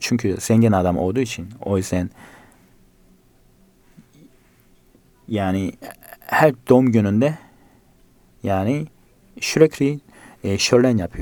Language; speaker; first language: Turkish; non-native, fluent; Korean